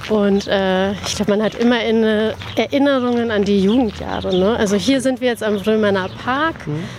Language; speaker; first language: German; early bilingual, other home language; Persian